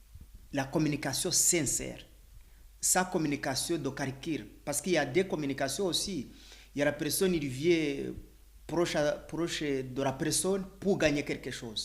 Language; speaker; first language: French; non-native, learner; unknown